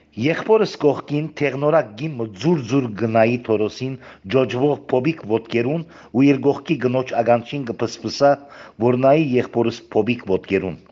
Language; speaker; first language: Armenian; early bilingual, heritage; Armenian